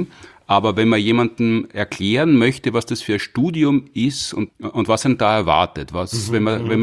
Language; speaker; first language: German; native; German